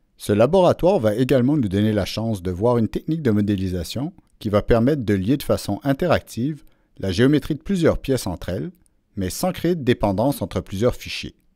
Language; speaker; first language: French; native; French